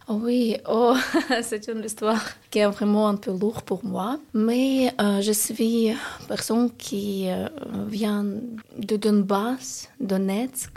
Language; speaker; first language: French; non-native, learner; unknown